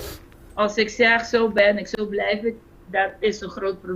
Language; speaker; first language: Dutch; non-native, fluent; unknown